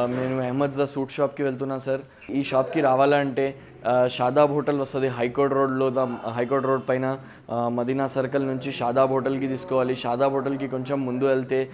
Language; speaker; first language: Telugu; non-native, local second language; Hindi